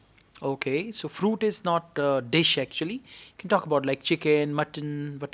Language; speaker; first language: English; non-native, local second language; Urdu